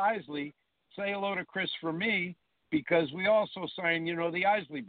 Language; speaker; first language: English; native; English